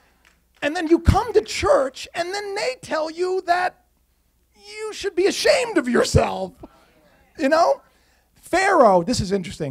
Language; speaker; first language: English; native; English